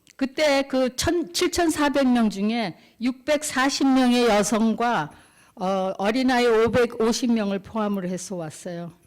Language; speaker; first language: Korean; native; Korean